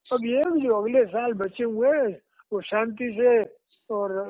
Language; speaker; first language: Hindi; native; Hindi